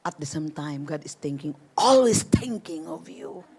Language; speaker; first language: English; non-native, local second language; Filipino